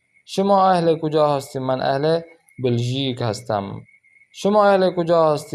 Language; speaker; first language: Persian; non-native, fluent; Urdu